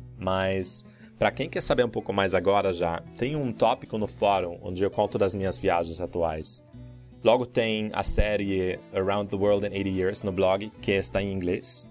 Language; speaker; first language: Portuguese; non-native, fluent; German